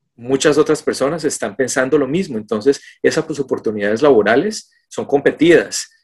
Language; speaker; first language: Spanish; native; Spanish